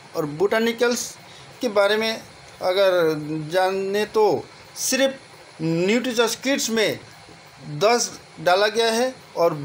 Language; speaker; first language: Hindi; non-native, local second language; Assamese